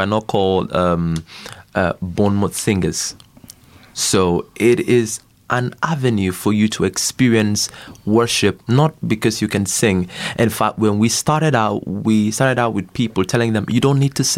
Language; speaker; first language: English; non-native, local second language; Ibibio